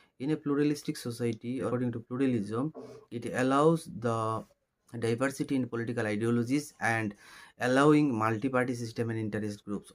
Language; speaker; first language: English; non-native, local second language; Bangla